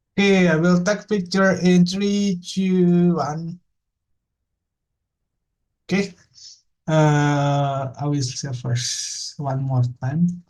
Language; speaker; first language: English; non-native, fluent; Indonesian